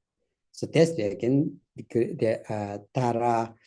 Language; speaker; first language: German; non-native, fluent; Tibetan